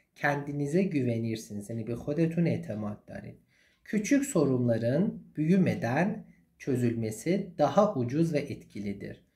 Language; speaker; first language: Turkish; non-native, fluent; Persian